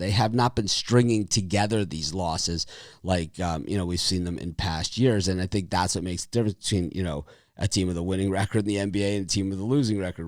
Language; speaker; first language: English; native; English